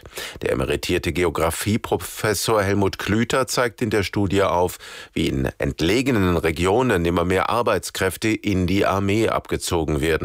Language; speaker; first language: German; native; German